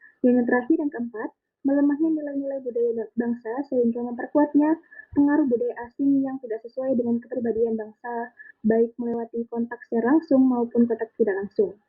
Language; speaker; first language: Indonesian; native; Indonesian